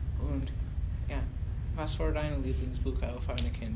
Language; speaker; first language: German; non-native, learner; English